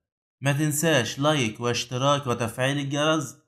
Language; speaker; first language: Arabic; native; Arabic